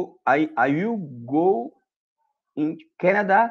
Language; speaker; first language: English; non-native, learner; Portuguese